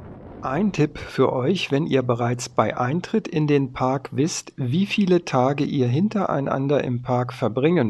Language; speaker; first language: German; native; German